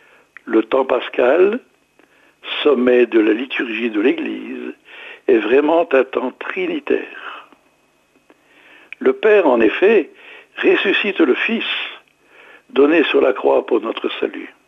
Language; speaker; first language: French; native; French